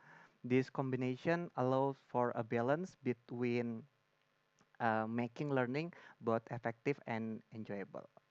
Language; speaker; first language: English; non-native, learner; Indonesian